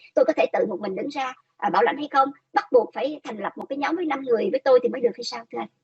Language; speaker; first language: Vietnamese; native; Vietnamese